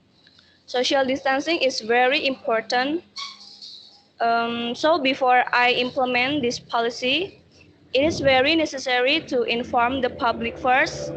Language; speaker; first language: English; non-native, learner; Indonesian